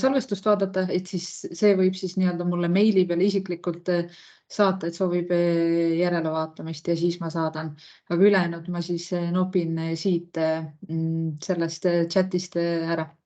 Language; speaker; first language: Estonian; native; Estonian